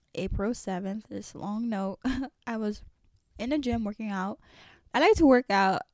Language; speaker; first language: English; early bilingual, other home language; French